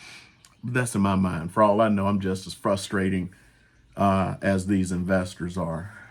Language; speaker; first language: English; native; English